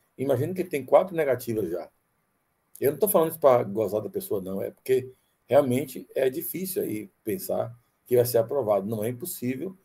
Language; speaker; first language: Portuguese; native; Portuguese